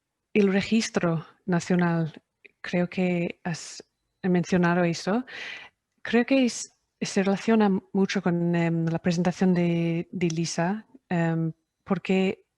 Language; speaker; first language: Spanish; non-native, fluent; English